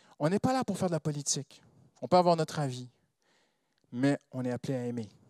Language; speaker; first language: French; non-native, fluent; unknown